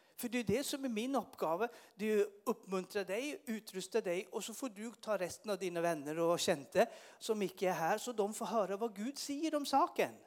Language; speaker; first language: Swedish; native; Swedish